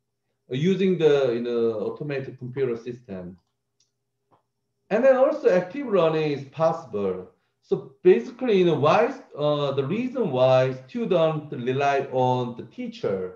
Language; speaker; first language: English; non-native, fluent; Korean